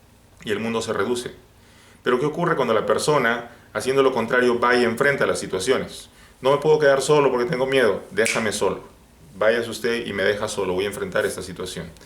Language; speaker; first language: Spanish; native; Spanish